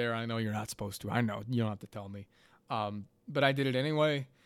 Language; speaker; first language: English; native; English